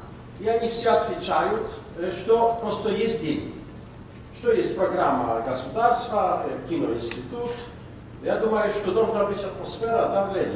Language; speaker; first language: Russian; non-native, local second language; Georgian